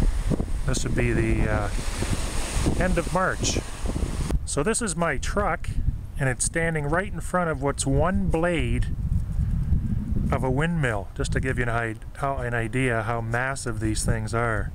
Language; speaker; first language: English; native; English